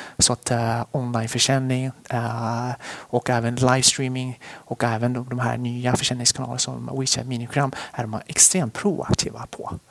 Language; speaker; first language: Swedish; early bilingual, other home language; Chinese